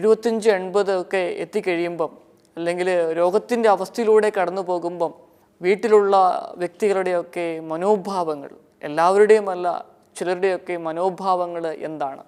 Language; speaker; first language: Malayalam; native; Malayalam